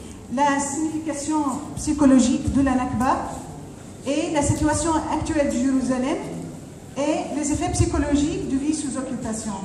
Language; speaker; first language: French; non-native, fluent; Arabic